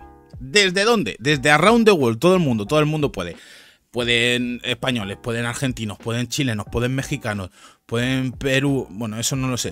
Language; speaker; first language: Spanish; native; Spanish